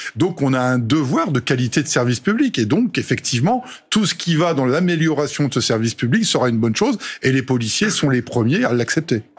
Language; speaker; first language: French; native; French